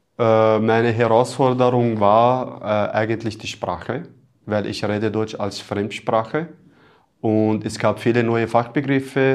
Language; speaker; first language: German; non-native, fluent; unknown